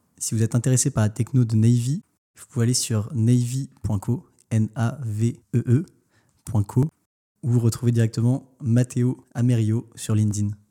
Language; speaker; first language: French; native; French